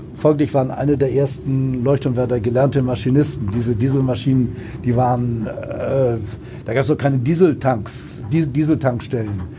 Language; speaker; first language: German; native; German